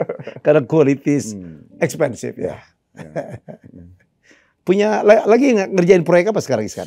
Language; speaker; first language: Indonesian; native; Indonesian